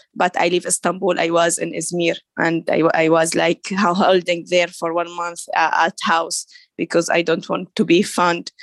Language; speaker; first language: English; non-native, learner; Arabic